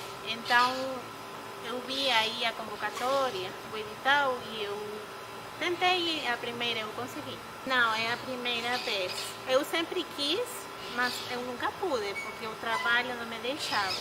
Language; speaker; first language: Portuguese; non-native, fluent; Spanish